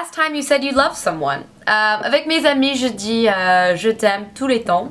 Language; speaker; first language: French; non-native, learner; English